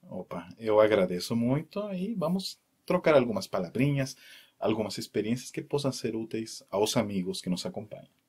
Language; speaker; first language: Portuguese; non-native, fluent; Spanish